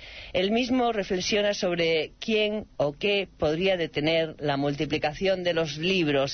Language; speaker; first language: Spanish; native; Spanish